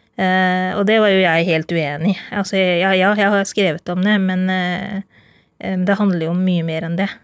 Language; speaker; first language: Norwegian; early bilingual, other home language; Urdu